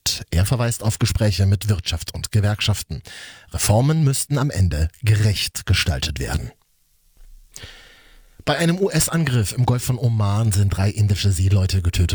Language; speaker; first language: German; native; German